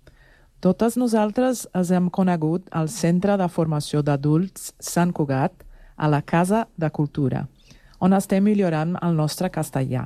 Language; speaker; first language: Catalan; non-native, learner; Portuguese